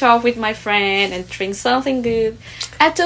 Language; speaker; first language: English; non-native, learner; Vietnamese